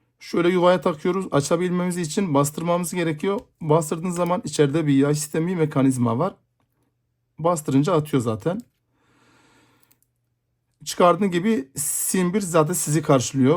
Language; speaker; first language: Turkish; native; Turkish